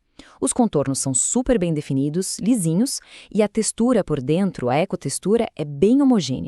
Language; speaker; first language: Portuguese; native; Portuguese